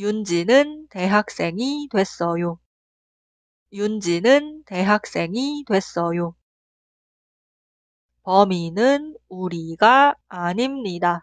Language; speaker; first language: Korean; non-native, fluent; Spanish